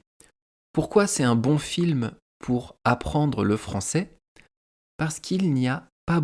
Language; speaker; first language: French; native; French